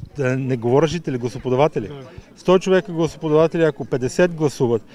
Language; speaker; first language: Bulgarian; native; Bulgarian